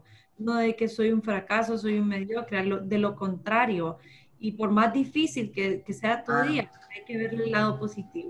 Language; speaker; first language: Spanish; early bilingual, heritage; Spanish